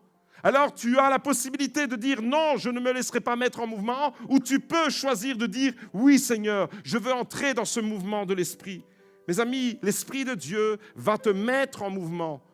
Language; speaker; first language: French; native; French